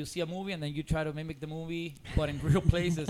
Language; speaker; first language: English; non-native, fluent; Spanish